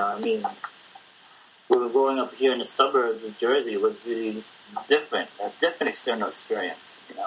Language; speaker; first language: English; non-native, local second language; Filipino